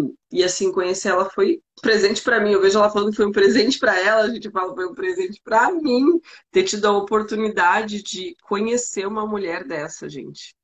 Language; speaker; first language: Portuguese; native; Portuguese